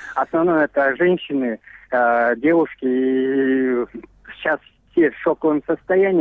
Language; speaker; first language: Russian; non-native, local second language; Kyrgyz